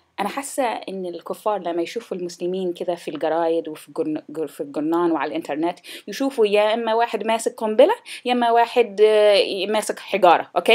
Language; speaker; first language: Arabic; non-native, fluent; English